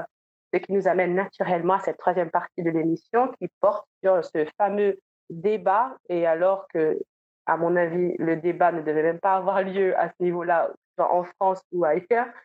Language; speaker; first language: French; native; French